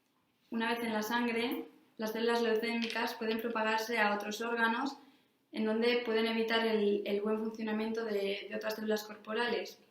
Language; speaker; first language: Spanish; native; Spanish